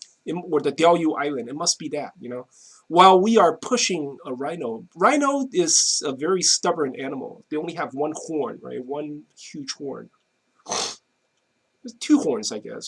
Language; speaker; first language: English; non-native, fluent; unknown